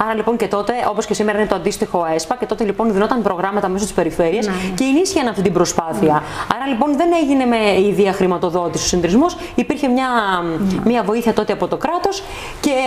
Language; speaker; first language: Greek; native; Greek